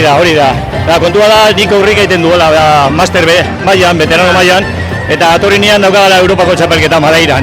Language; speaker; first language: Basque; non-native, local second language; Spanish